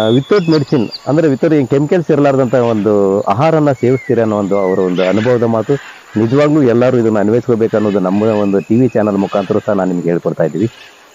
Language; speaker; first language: Kannada; native; Kannada